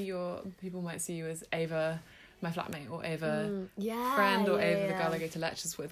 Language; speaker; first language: English; native; English